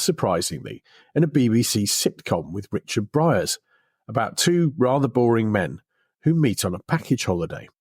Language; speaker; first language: English; native; English